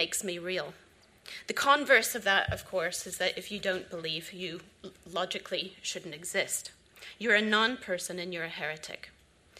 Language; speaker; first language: English; native; English